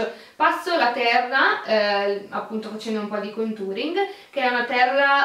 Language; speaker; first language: Italian; native; Italian